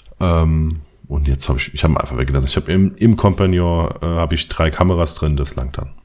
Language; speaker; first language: German; native; German